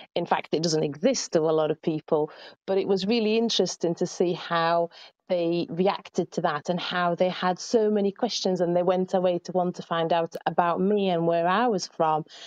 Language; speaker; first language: English; early bilingual, other home language; Arabic